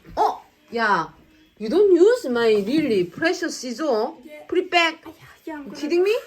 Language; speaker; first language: English; non-native, learner; Korean